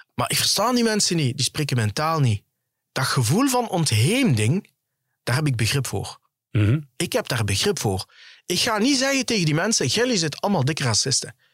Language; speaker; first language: Dutch; early bilingual, other home language; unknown